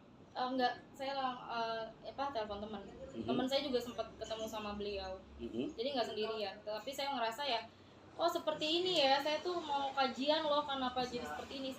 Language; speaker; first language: Indonesian; native; Indonesian